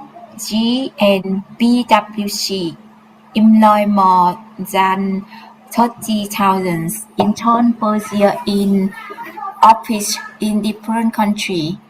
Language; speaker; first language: English; non-native, learner; Vietnamese